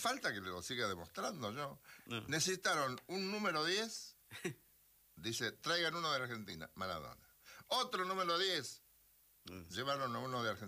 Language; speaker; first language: Spanish; native; Spanish